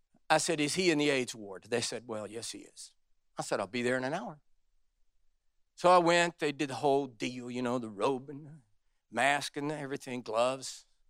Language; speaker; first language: English; native; English